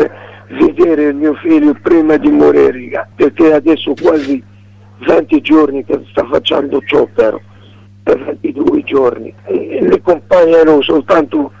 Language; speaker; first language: Italian; non-native, learner; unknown